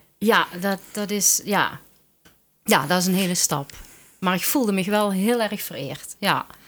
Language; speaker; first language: Dutch; native; Dutch